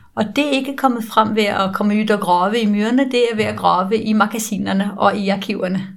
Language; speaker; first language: Danish; native; Danish